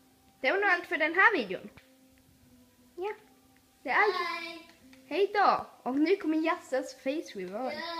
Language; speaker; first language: Swedish; early bilingual, other home language; Spanish